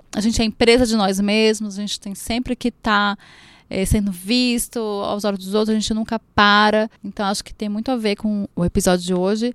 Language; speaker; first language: Portuguese; native; Portuguese